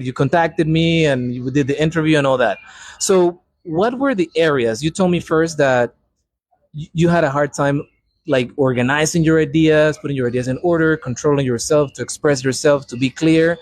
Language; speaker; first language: English; non-native, fluent; Spanish